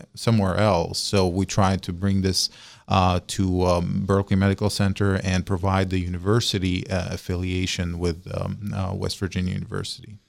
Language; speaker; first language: English; non-native, fluent; Arabic